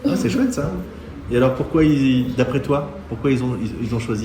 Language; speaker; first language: French; native; French